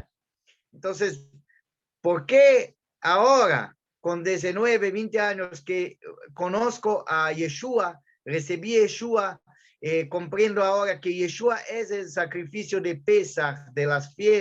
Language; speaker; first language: Spanish; non-native, learner; Portuguese